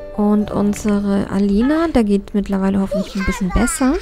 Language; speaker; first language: German; native; German